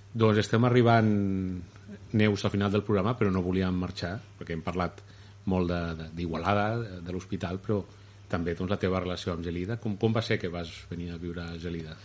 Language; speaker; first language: Catalan; native; Catalan